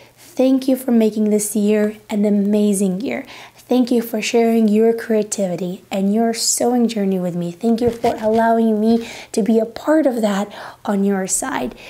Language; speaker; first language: English; non-native, fluent; Russian